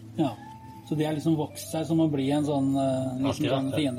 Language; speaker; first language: Norwegian; native; Norwegian